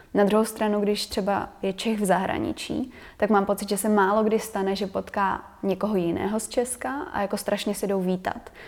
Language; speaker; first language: Czech; native; Czech